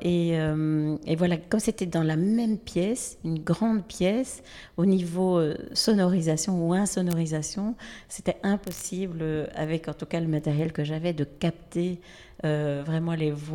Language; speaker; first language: French; native; French